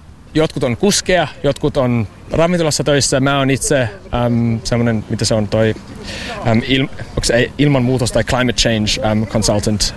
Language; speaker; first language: Finnish; non-native, fluent; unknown